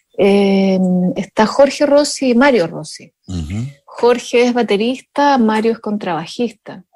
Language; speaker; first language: Spanish; native; Spanish